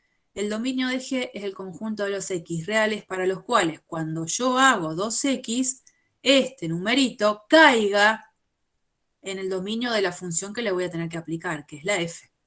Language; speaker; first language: Spanish; native; Spanish